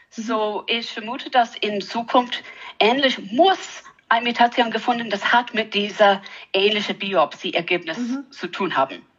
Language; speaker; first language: German; non-native, learner; English